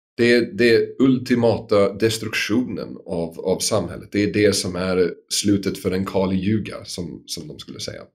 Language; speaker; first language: Swedish; non-native, fluent; English